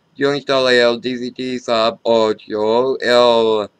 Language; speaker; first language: Spanish; non-native, learner; English